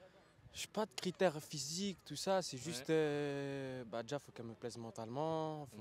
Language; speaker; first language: French; native; French